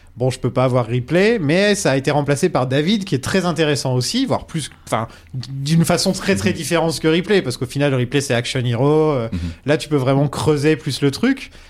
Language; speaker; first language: French; native; French